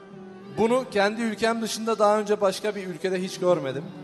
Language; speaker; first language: Turkish; native; Turkish